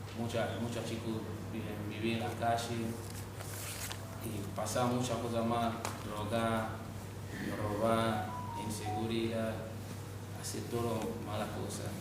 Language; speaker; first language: Spanish; non-native, learner; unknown